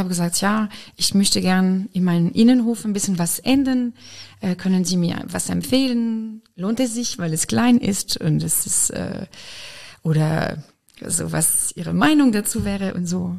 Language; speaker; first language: German; non-native, fluent; French